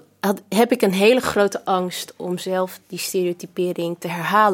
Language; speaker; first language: Dutch; early bilingual, other home language; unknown